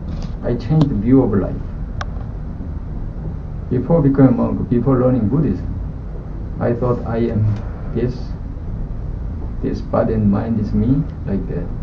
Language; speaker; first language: English; non-native, learner; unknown